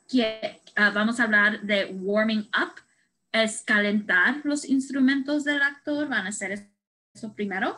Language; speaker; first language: Spanish; non-native, learner; English